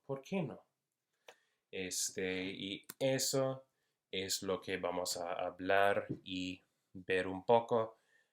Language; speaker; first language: Spanish; non-native, fluent; English